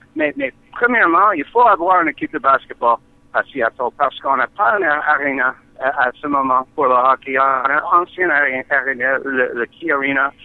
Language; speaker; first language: French; non-native, learner; English